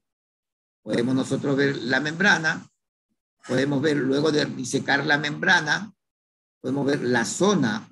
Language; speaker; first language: Spanish; native; Spanish